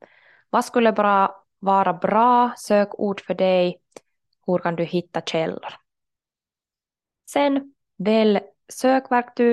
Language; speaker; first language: Swedish; non-native, local second language; Finnish